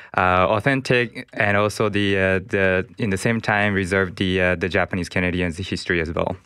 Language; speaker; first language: English; non-native, learner; Japanese